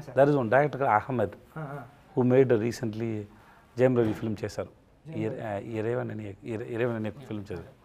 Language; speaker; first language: Telugu; non-native, learner; Tamil